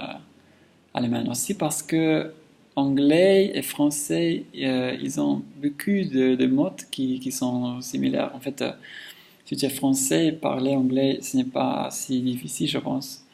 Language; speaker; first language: French; non-native, learner; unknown